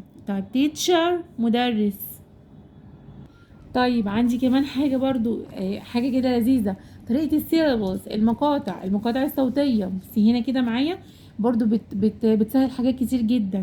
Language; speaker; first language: Arabic; native; Arabic